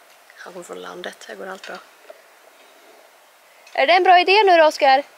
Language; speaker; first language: Swedish; native; Swedish